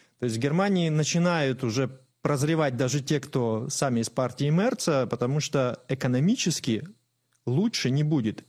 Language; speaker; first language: Russian; native; Russian